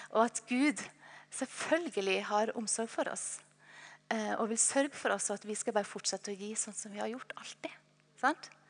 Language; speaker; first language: Norwegian; native; Norwegian